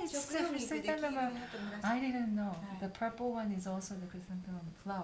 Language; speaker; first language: English; non-native, fluent; Japanese